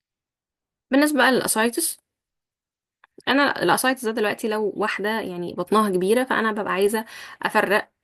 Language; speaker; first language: Arabic; native; Arabic